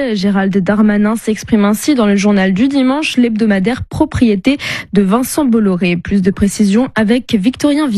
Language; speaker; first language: French; native; French